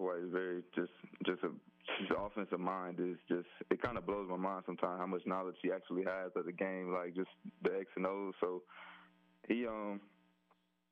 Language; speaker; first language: English; native; English